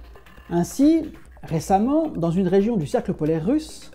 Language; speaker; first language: French; native; French